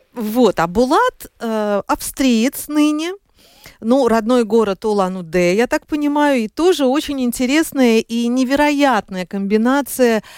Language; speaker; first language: Russian; native; Russian